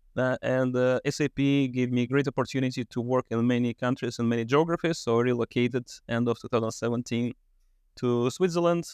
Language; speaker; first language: English; non-native, fluent; Russian